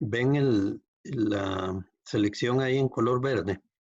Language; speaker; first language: Spanish; native; Spanish